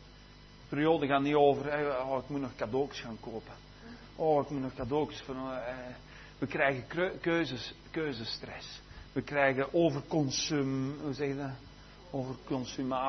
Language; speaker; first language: Dutch; native; Dutch